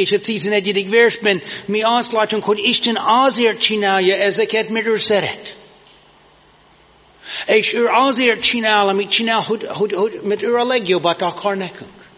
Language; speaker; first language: Hungarian; non-native, learner; English